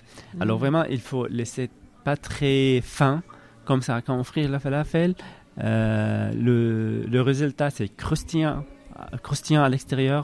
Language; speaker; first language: French; non-native, learner; Arabic